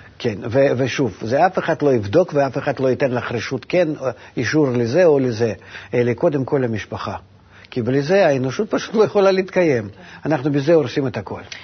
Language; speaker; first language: Hebrew; non-native, fluent; Russian